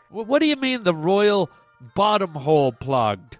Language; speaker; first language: English; native; English